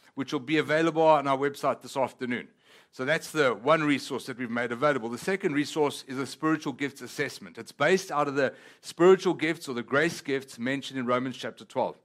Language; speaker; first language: English; non-native, local second language; Italian